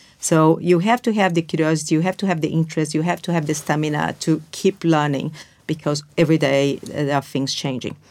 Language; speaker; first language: English; non-native, fluent; Portuguese